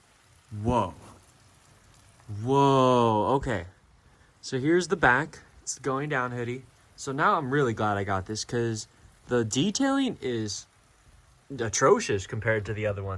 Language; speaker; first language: English; native; English